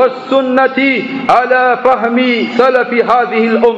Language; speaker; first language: Arabic; non-native, fluent; Swahili